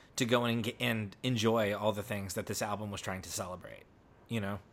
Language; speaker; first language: English; native; English